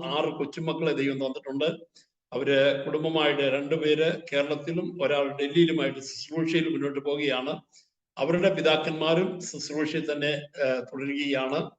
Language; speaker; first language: Malayalam; native; Malayalam